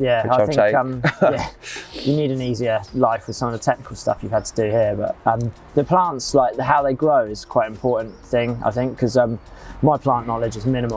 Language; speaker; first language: English; native; English